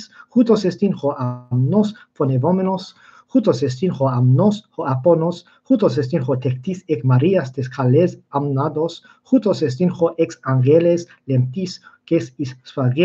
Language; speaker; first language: Greek; non-native, fluent; English